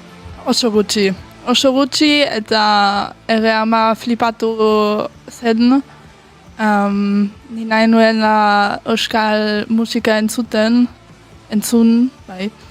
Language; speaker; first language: Basque; early bilingual, heritage; Basque